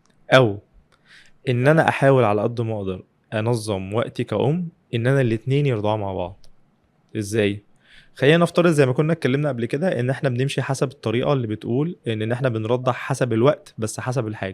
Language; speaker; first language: Arabic; native; Arabic